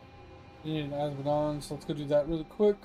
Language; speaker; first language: English; native; English